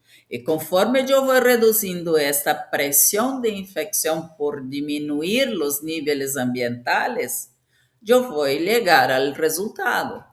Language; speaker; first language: Spanish; non-native, fluent; Portuguese